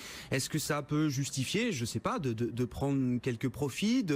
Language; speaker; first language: French; native; French